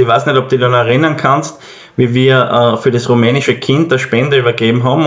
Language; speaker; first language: German; native; German